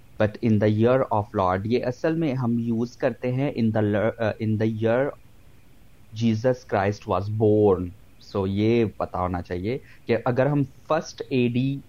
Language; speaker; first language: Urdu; non-native, local second language; Punjabi